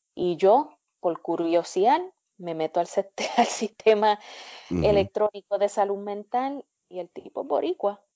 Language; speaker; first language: Spanish; native; Spanish